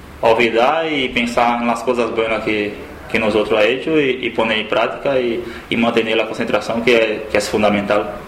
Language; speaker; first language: Spanish; non-native, learner; Portuguese